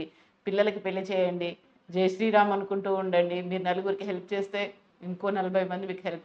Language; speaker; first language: Telugu; native; Telugu